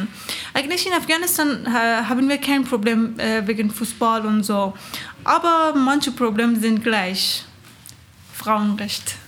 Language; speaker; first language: German; non-native, learner; Persian